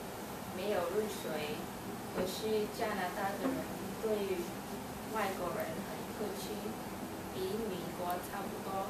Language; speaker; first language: Chinese; non-native, learner; English